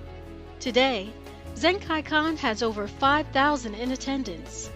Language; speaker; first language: English; native; English